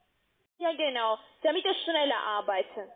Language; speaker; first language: German; non-native, learner; Russian